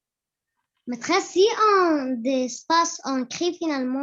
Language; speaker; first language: French; non-native, learner; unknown